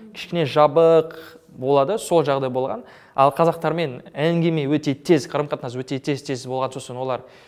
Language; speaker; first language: Kazakh; non-native, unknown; French